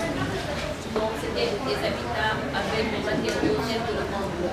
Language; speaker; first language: French; non-native, local second language; Wolof